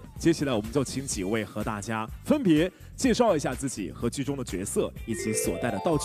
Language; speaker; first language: Chinese; native; Chinese